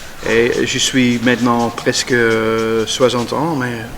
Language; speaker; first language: French; non-native, learner; Dutch